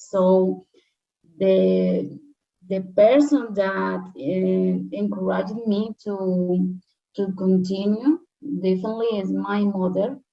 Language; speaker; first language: English; non-native, learner; Spanish